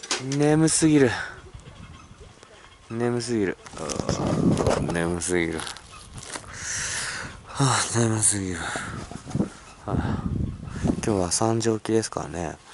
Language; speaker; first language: Japanese; native; Japanese